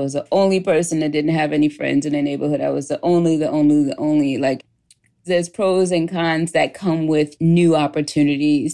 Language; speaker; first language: English; native; English